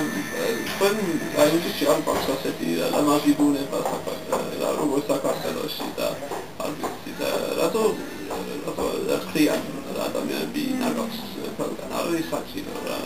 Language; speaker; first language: Georgian; non-native, learner; English